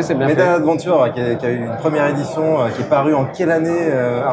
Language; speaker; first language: French; native; French